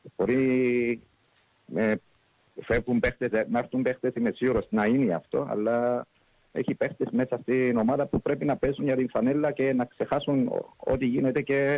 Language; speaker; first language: Greek; early bilingual, heritage; English